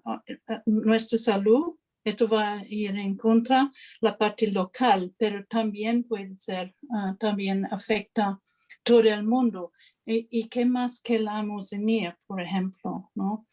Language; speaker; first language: Spanish; non-native, fluent; English